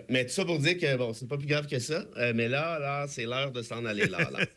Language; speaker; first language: French; native; French